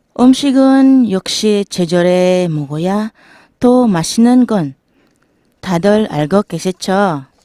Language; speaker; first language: Korean; non-native, learner; Filipino